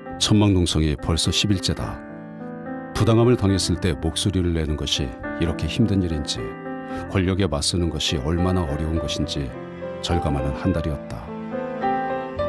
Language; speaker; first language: Korean; native; Korean